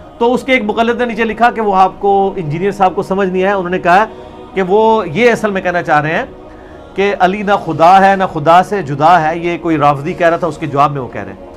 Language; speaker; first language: Urdu; non-native, local second language; Punjabi